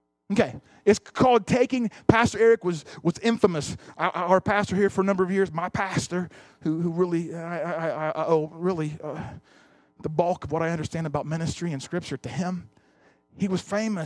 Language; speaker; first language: English; native; English